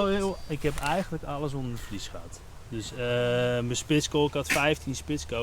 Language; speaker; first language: Dutch; native; Dutch